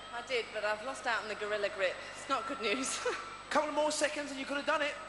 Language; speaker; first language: English; native; English